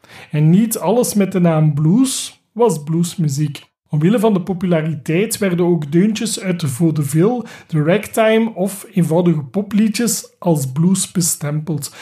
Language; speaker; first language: Dutch; native; Dutch